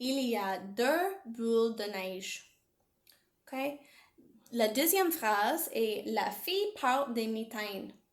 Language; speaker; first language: French; non-native, learner; English